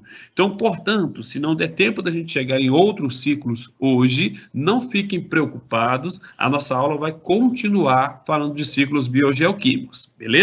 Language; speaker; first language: Portuguese; native; Portuguese